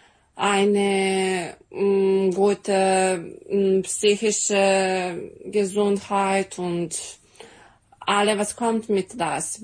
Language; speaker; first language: German; non-native, learner; Serbian